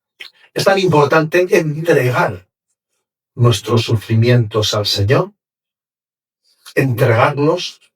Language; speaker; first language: Spanish; native; Spanish